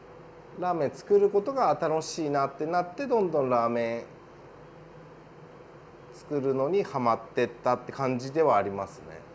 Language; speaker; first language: Japanese; native; Japanese